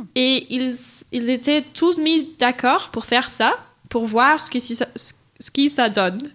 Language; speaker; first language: French; non-native, fluent; German